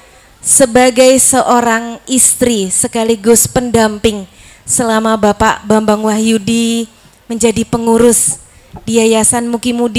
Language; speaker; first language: Indonesian; native; Indonesian